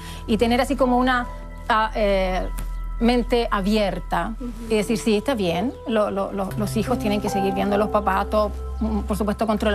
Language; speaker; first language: Spanish; native; Spanish